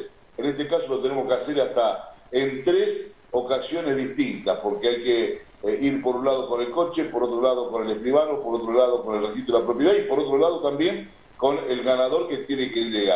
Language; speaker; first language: Spanish; native; Spanish